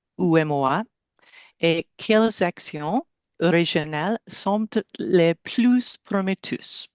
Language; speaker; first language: French; non-native, learner; English